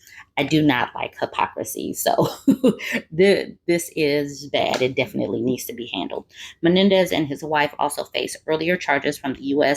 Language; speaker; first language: English; native; English